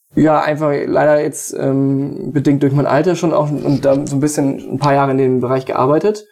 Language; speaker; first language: German; native; German